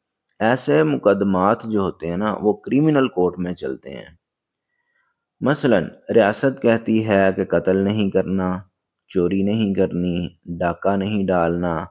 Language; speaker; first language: Urdu; native; Urdu